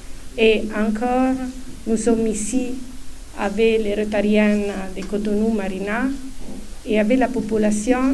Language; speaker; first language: French; non-native, fluent; Italian